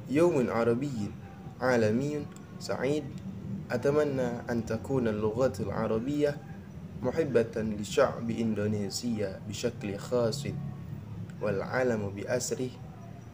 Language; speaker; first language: Arabic; non-native, learner; Indonesian